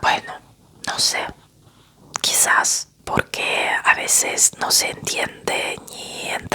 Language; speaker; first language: Spanish; non-native, fluent; Russian